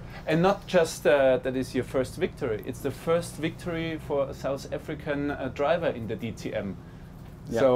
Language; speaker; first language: English; non-native, fluent; German